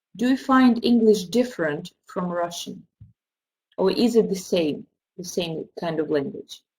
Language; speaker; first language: English; non-native, fluent; Russian